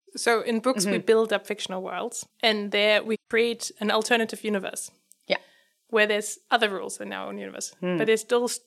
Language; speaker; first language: English; non-native, fluent; German